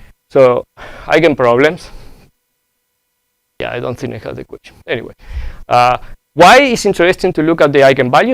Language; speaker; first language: English; non-native, fluent; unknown